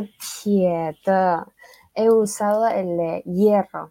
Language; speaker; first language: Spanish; early bilingual, other home language; Chinese